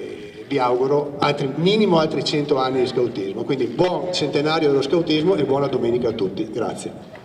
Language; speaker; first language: Italian; native; Italian